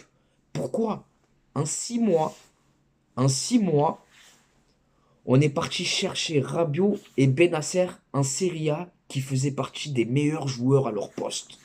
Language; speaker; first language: French; native; French